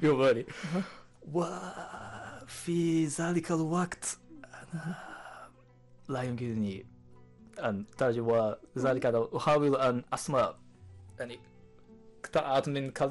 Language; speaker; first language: Arabic; non-native, learner; Japanese